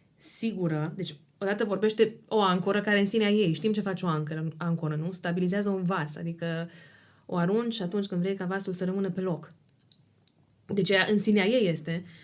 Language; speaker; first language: Romanian; native; Romanian